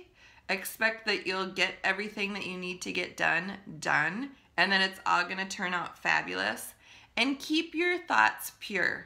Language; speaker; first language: English; native; English